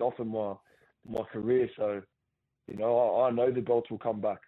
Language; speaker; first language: English; native; English